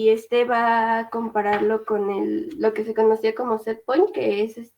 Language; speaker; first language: Spanish; native; Spanish